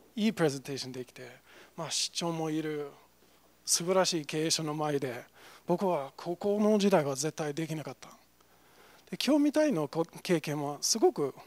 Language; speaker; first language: Japanese; non-native, fluent; English